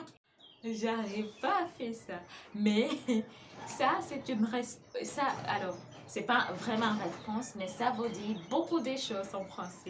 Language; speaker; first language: French; non-native, fluent; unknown